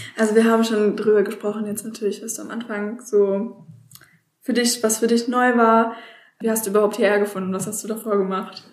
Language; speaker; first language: German; native; German